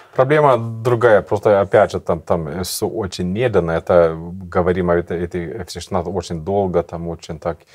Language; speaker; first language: Russian; non-native, learner; Swedish